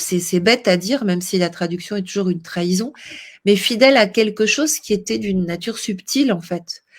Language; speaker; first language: French; native; French